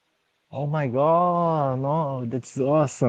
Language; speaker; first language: English; non-native, learner; Portuguese